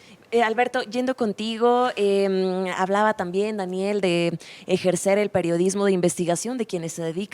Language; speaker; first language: Spanish; native; Spanish